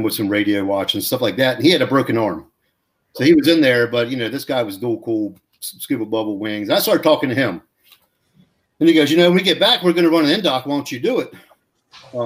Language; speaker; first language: English; native; English